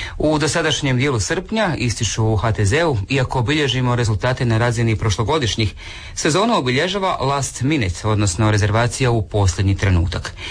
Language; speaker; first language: Serbian; native; Serbian